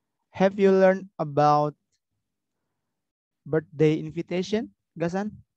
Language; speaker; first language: English; non-native, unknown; Indonesian